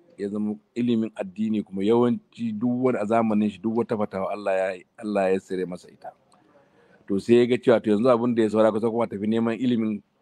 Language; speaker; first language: Hausa; native; Hausa